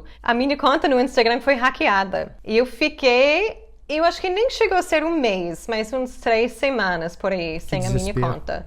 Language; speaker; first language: Portuguese; non-native, fluent; English